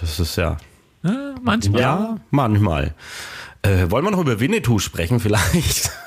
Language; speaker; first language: German; native; German